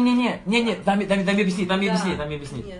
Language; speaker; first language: Russian; non-native, learner; English